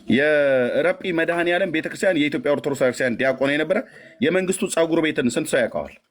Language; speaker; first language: Amharic; native; Amharic